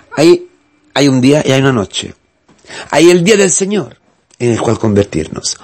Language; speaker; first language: Spanish; non-native, fluent; Italian